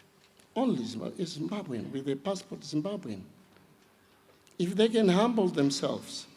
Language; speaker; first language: English; non-native, local second language; Shona